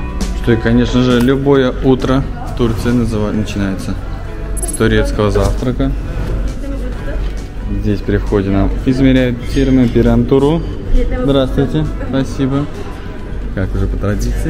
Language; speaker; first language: Russian; native; Russian